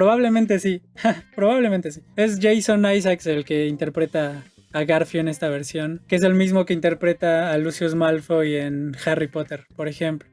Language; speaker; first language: Spanish; native; Spanish